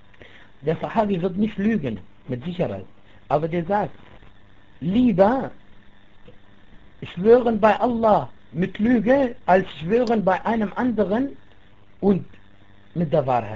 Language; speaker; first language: German; non-native, fluent; Arabic